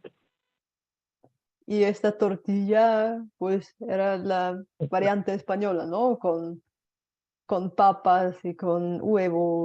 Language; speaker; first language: Spanish; non-native, fluent; Bulgarian